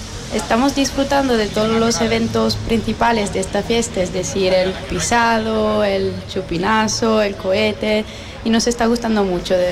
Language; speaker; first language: Spanish; non-native, learner; Italian